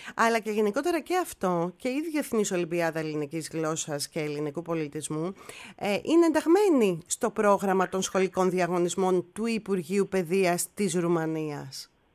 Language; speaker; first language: Greek; native; Greek